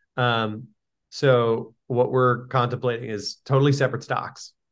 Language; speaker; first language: English; native; English